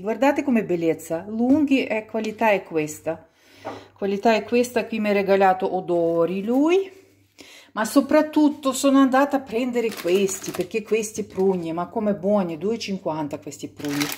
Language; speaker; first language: Italian; non-native, local second language; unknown